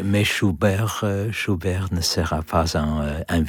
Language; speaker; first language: French; non-native, learner; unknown